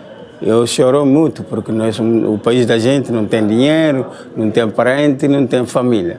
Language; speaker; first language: Portuguese; non-native, learner; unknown